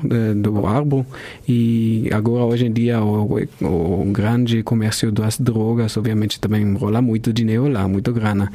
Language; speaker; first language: Portuguese; non-native, fluent; German